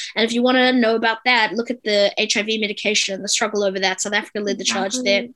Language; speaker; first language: English; native; English